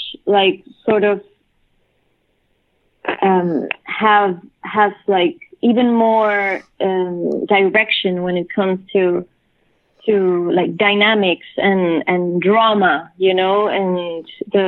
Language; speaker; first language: English; non-native, fluent; Spanish